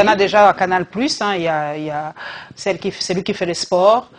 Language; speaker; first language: French; non-native, local second language; Lingala